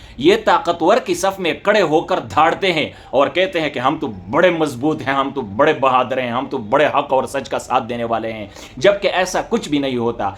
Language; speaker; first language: Urdu; non-native, local second language; Northern Hindko